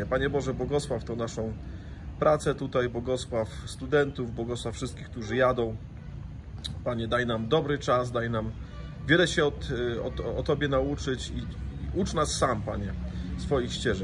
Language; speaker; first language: Polish; native; Polish